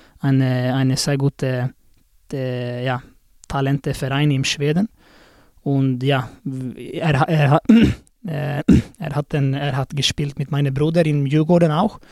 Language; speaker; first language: German; non-native, learner; Swedish